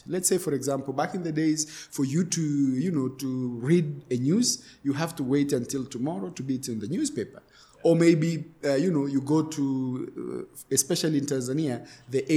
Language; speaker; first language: English; non-native, local second language; Swahili